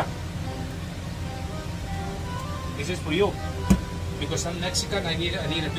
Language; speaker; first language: English; non-native, learner; Spanish